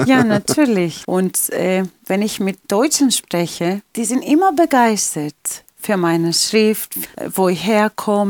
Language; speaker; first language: German; non-native, fluent; Greek